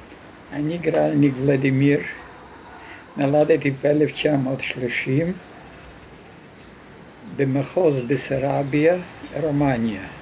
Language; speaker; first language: Hebrew; non-native, fluent; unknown